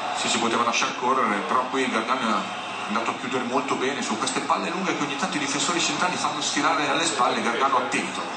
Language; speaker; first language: Italian; native; Italian